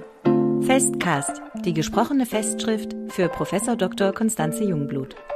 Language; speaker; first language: German; native; German